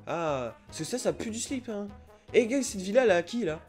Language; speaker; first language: French; native; French